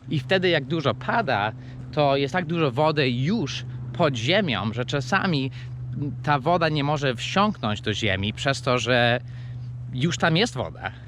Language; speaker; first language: Polish; non-native, fluent; English